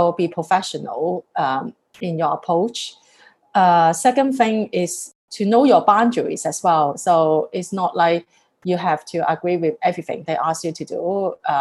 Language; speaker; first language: English; non-native, local second language; Cantonese